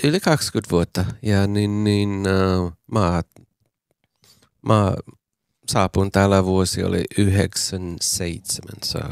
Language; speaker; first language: Finnish; non-native, fluent; English